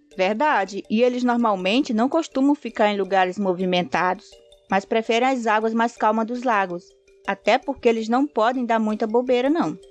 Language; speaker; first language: Portuguese; native; Portuguese